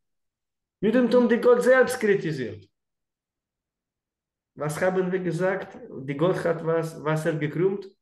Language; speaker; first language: German; non-native, learner; Russian